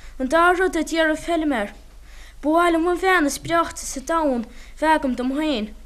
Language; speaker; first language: Irish; native; Irish